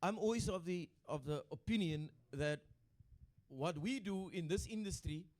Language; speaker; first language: English; non-native, local second language; Afrikaans